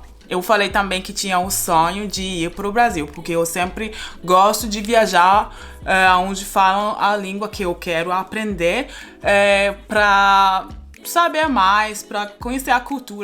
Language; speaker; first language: Portuguese; non-native, fluent; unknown